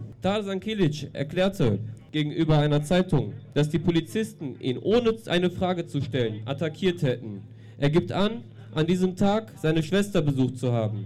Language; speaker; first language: German; native; German